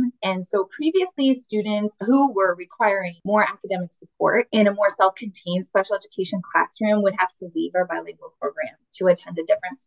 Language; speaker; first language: English; native; English